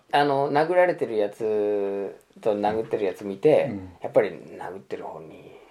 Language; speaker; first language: Japanese; non-native, fluent; English